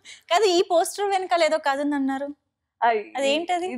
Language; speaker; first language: Telugu; native; Telugu